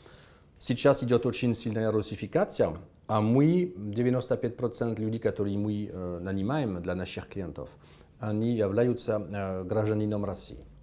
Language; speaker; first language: Russian; non-native, fluent; French